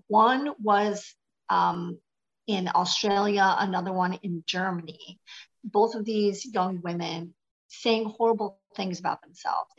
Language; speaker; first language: English; native; English